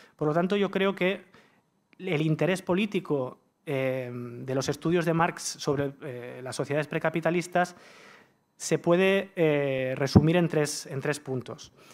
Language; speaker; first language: Spanish; native; Spanish